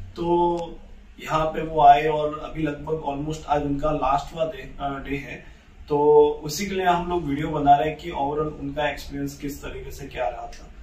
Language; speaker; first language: Hindi; native; Hindi